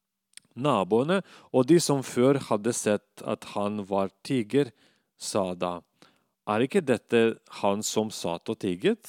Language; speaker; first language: Norwegian; non-native, fluent; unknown